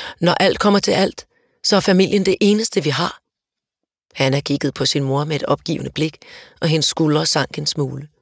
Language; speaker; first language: Danish; native; Danish